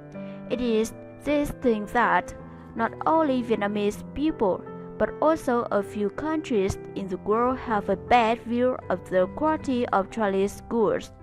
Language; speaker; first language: English; non-native, learner; Vietnamese